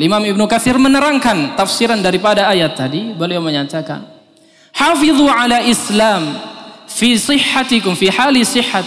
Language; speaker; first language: Indonesian; native; Indonesian